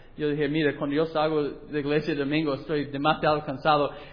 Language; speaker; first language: Spanish; non-native, fluent; English